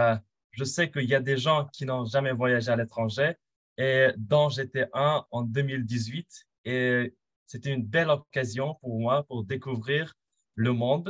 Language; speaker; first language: French; non-native, fluent; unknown